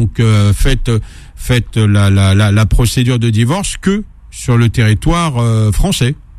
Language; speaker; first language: French; native; French